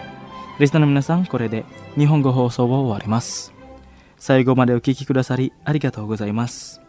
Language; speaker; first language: Japanese; non-native, fluent; Indonesian